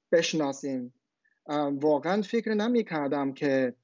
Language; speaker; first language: Persian; non-native, fluent; Chinese